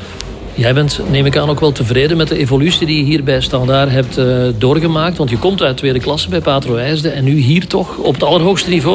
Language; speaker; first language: Dutch; native; Dutch